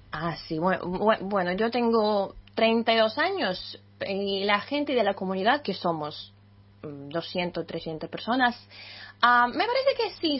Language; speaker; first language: Spanish; non-native, fluent; Russian